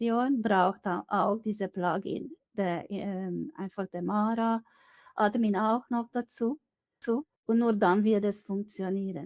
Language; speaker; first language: German; non-native, fluent; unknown